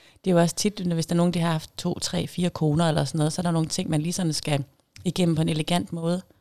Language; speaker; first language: Danish; native; Danish